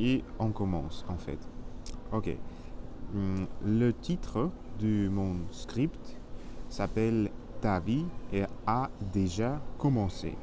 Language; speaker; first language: French; non-native, learner; Spanish